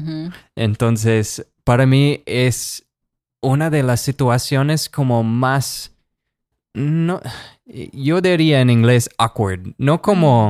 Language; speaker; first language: Spanish; non-native, fluent; English